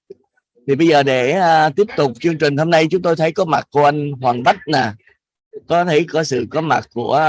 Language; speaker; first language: Vietnamese; native; Vietnamese